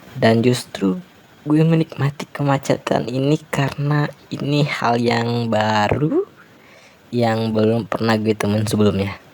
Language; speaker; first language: Indonesian; non-native, local second language; Minangkabau